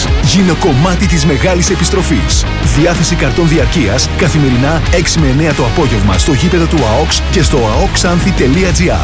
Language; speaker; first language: Greek; native; Greek